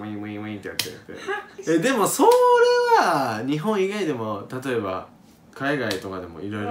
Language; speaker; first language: Japanese; native; Japanese